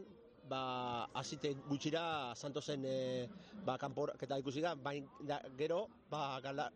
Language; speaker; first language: Basque; native; Basque